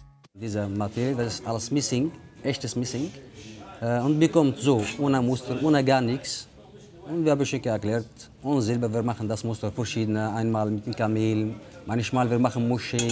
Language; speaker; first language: German; non-native, learner; Arabic